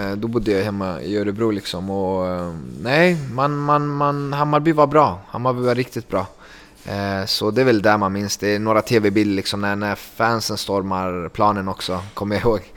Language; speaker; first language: Swedish; early bilingual, other home language; Kurdish